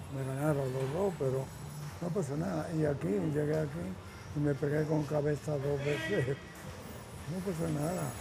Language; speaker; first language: Spanish; native; Spanish